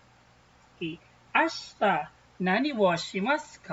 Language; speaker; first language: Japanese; non-native, fluent; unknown